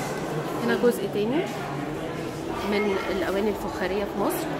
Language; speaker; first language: Arabic; native; Arabic